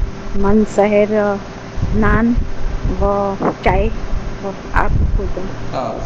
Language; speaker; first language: Persian; non-native, learner; Urdu